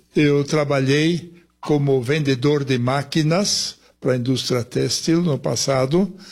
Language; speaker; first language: Portuguese; early bilingual, other home language; German